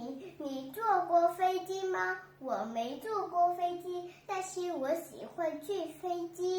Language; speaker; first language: Chinese; non-native, learner; Vietnamese